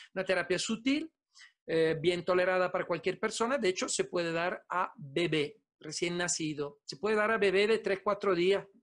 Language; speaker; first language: Spanish; non-native, fluent; Italian